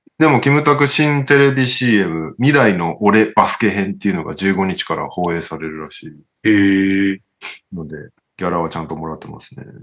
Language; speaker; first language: Japanese; early bilingual, heritage; Japanese